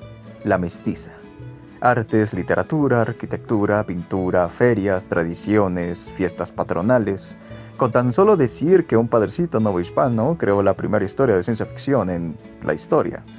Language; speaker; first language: Spanish; native; Spanish